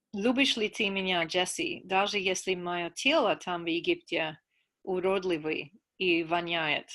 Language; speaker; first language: Russian; non-native, fluent; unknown